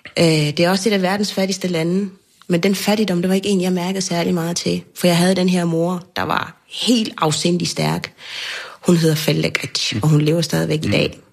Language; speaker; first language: Danish; early bilingual, other home language; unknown